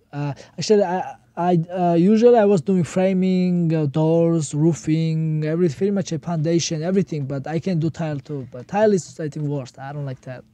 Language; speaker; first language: English; non-native, learner; Georgian